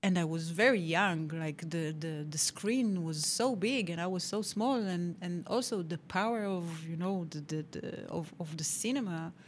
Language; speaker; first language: English; non-native, fluent; Hebrew